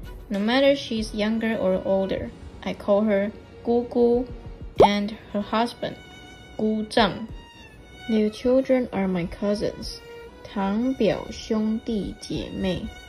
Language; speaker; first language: English; non-native, fluent; Chinese